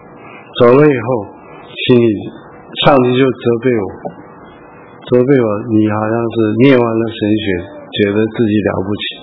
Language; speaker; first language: Chinese; early bilingual, heritage; Chinese